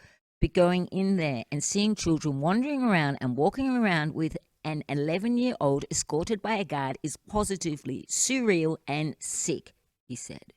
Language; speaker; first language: English; native; English